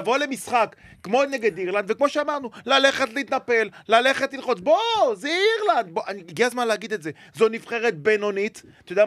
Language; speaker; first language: Hebrew; native; Hebrew